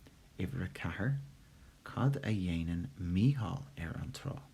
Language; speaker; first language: Irish; non-native, local second language; English